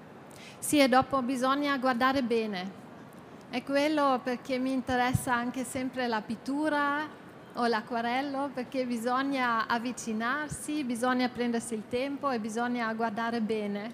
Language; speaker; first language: Italian; non-native, fluent; German